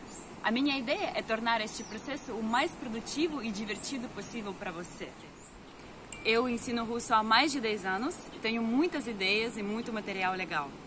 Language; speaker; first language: Portuguese; non-native, fluent; Russian